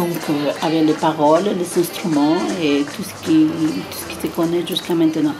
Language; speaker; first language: French; non-native, fluent; Spanish